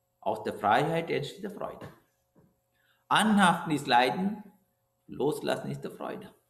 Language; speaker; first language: German; non-native, fluent; Sinhala